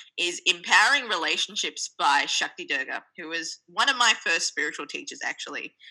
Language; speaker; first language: English; native; English